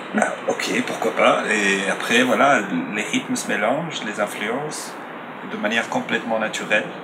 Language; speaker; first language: French; non-native, local second language; Arabic